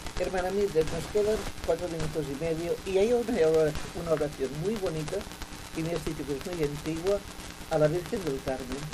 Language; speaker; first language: Spanish; non-native, local second language; Catalan